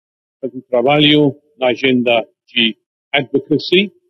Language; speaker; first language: Portuguese; non-native, fluent; English